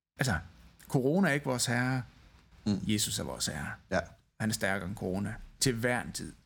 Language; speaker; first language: Danish; native; Danish